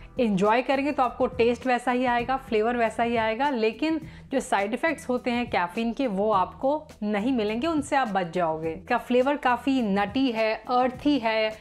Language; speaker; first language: Hindi; native; Hindi